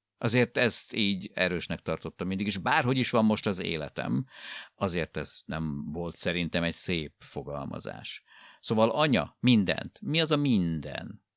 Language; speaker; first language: Hungarian; native; Hungarian